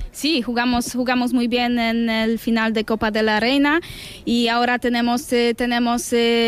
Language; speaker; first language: Spanish; non-native, learner; Polish